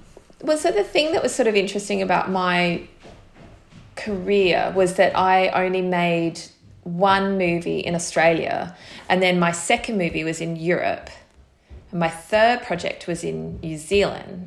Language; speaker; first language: English; native; English